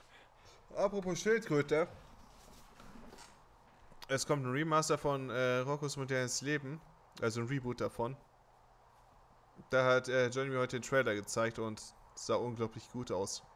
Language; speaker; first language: German; native; German